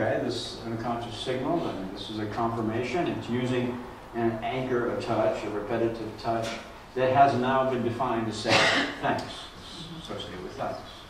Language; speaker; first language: English; native; English